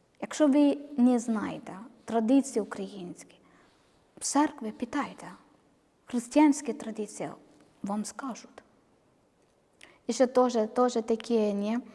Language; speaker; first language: Ukrainian; non-native, learner; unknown